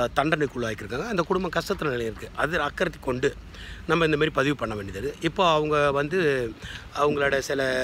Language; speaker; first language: Tamil; native; Tamil